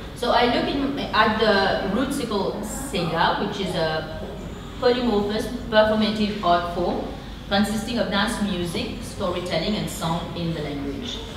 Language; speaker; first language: English; non-native, fluent; Morisyen